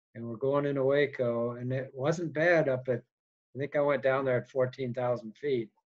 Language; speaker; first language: English; native; English